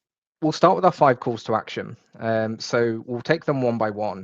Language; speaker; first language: English; native; English